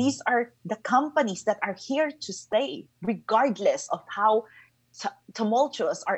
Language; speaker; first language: English; non-native, local second language; Filipino